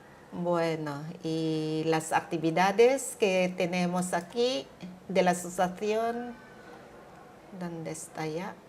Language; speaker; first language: Spanish; non-native, learner; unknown